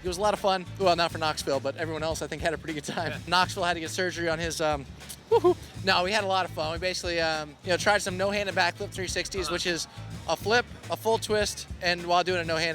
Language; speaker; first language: English; native; English